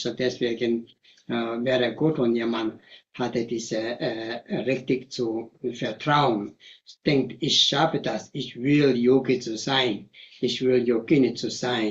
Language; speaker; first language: German; non-native, fluent; Tibetan